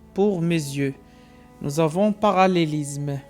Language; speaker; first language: French; non-native, local second language; Arabic